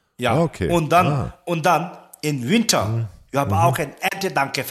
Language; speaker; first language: German; non-native, learner; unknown